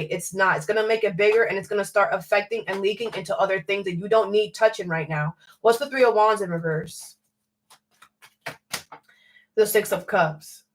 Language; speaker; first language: English; native; English